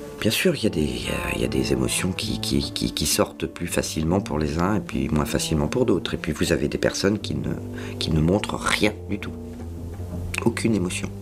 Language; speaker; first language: French; native; French